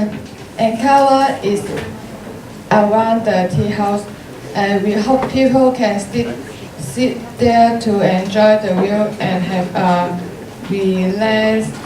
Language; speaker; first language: English; non-native, learner; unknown